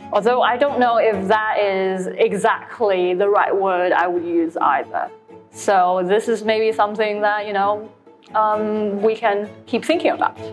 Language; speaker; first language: English; non-native, fluent; Chinese